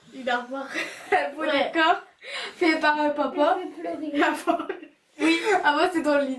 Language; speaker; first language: French; native; French